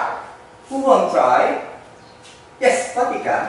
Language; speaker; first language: English; non-native, learner; Indonesian